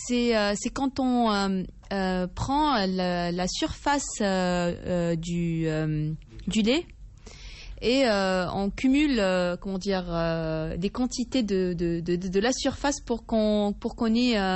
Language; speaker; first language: French; non-native, fluent; Arabic